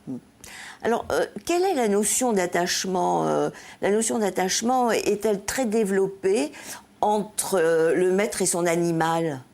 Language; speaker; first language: French; native; French